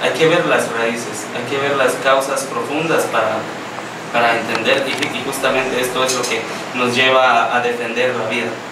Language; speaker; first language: Spanish; native; Spanish